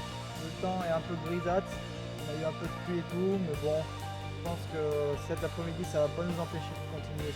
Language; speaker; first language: French; native; French